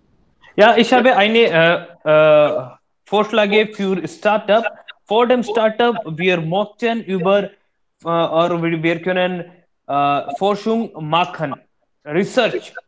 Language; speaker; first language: German; non-native, learner; Hindi